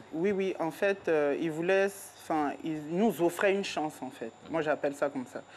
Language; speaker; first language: French; native; French